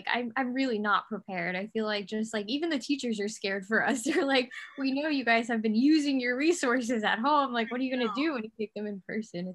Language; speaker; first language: English; native; English